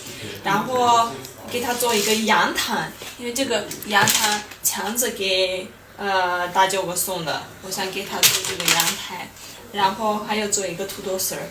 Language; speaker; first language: Chinese; non-native, fluent; Armenian